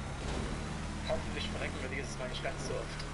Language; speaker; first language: German; native; German